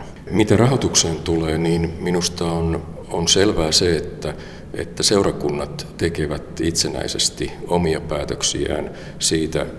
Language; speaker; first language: Finnish; native; Finnish